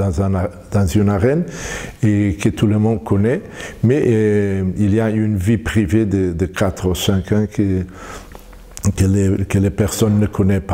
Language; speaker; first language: French; non-native, fluent; Portuguese